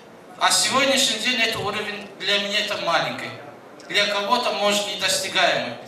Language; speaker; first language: Russian; non-native, fluent; Azerbaijani